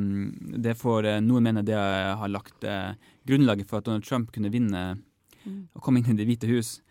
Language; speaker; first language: Norwegian; native; Norwegian